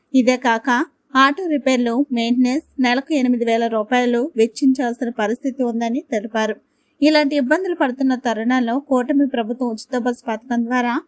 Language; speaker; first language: Telugu; native; Telugu